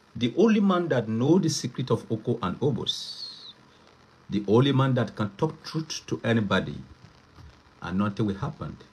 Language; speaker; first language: English; non-native, local second language; Yoruba